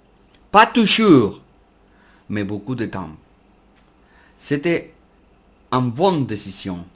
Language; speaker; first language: French; non-native, learner; Spanish